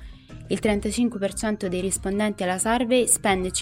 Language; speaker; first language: Italian; native; Italian